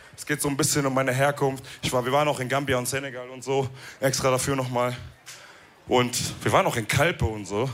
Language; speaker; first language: German; early bilingual, other home language; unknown